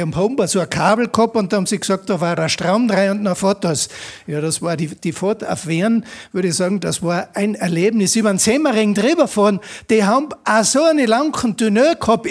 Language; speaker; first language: German; native; German